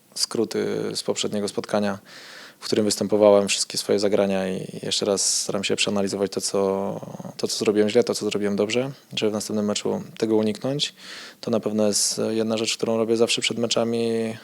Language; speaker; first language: Polish; native; Polish